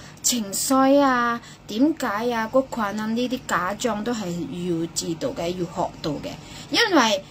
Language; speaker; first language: Cantonese; non-native, fluent; Indonesian